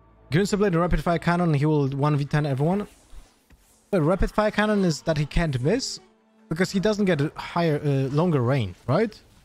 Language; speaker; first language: English; non-native, fluent; Polish